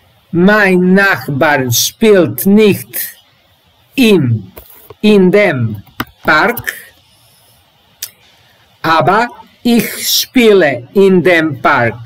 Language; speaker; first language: German; non-native, learner; Serbian